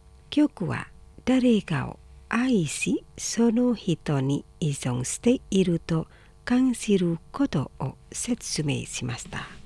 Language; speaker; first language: Japanese; non-native, fluent; Indonesian